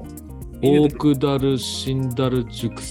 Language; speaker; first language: Japanese; native; Japanese